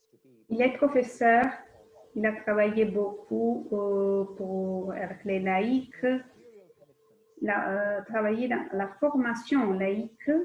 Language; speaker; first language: French; non-native, fluent; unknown